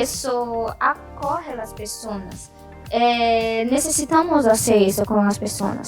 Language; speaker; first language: Spanish; non-native, learner; Portuguese